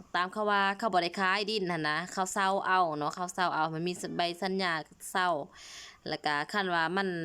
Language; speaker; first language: Lao; native; Lao